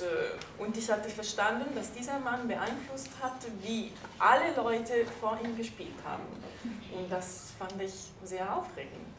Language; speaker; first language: German; non-native, fluent; Italian